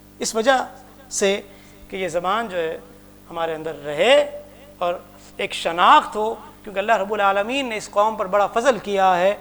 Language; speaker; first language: Urdu; non-native, local second language; Punjabi